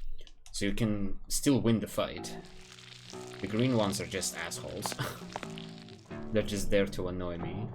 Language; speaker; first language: English; non-native, fluent; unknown